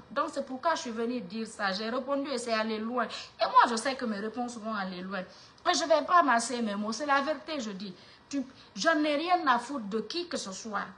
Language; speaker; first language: French; non-native, local second language; Mandingo